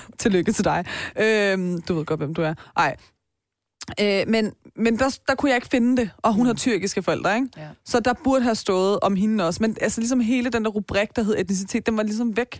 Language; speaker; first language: Danish; early bilingual, other home language; Persian